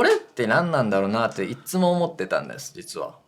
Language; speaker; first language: Japanese; native; Japanese